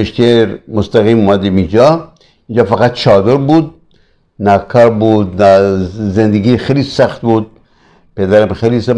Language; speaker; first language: Persian; early bilingual, other home language; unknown